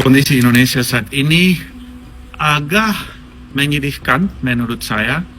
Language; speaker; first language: Indonesian; non-native, fluent; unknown